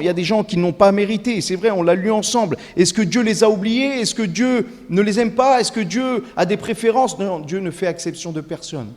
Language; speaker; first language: French; native; French